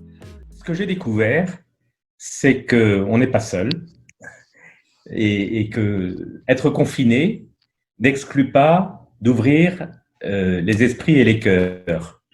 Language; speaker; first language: French; native; French